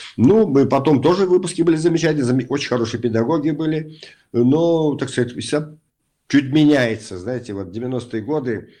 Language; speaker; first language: Russian; native; Russian